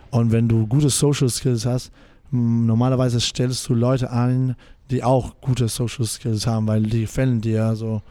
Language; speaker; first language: German; non-native, fluent; English